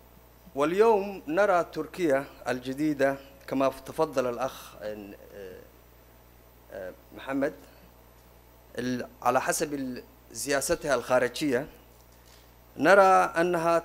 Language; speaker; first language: Arabic; non-native, local second language; Somali